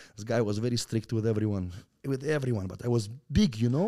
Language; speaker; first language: English; non-native, fluent; Russian